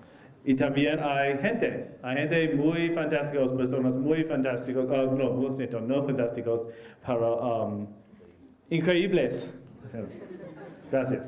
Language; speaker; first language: Spanish; non-native, learner; English